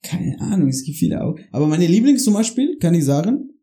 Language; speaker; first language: German; non-native, learner; Spanish